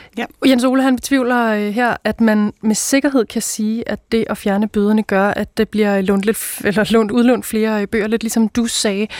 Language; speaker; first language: Danish; native; Danish